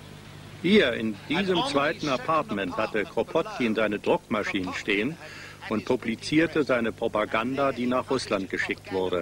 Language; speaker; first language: German; native; German